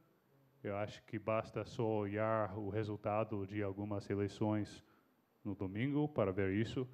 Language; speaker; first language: Portuguese; non-native, fluent; English